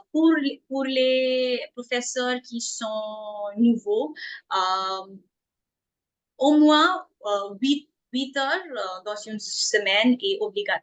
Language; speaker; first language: French; non-native, fluent; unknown